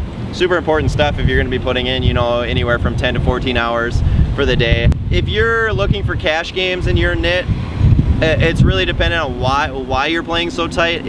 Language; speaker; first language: English; native; English